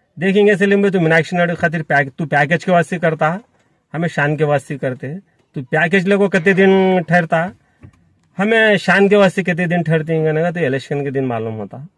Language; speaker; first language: Hindi; non-native, local second language; Urdu